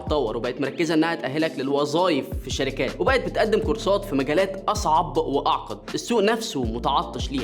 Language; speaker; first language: Arabic; native; Arabic